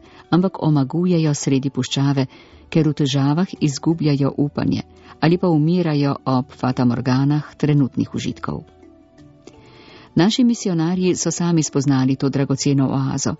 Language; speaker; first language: Slovenian; native; Slovenian